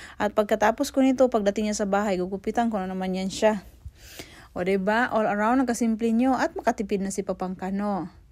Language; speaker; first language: Filipino; non-native, local second language; Cebuano